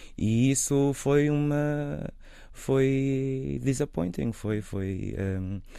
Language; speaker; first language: Portuguese; native; Portuguese